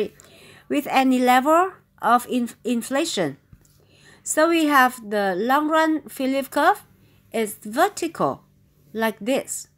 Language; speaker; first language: English; non-native, fluent; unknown